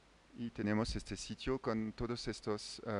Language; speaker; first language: Spanish; non-native, fluent; French